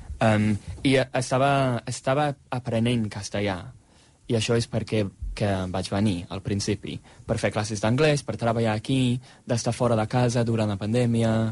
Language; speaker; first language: Catalan; non-native, fluent; English